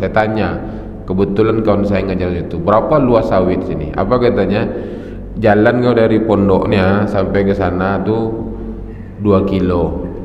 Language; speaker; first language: Malay; native; Malay